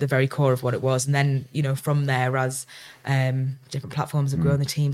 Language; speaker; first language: English; native; English